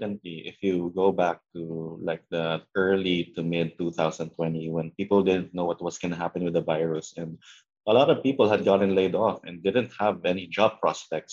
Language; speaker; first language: English; non-native, local second language; Filipino